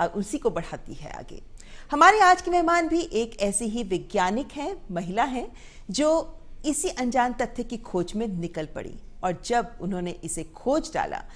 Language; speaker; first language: Hindi; native; Hindi